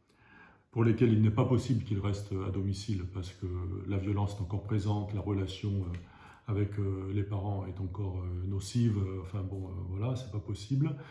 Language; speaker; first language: French; native; French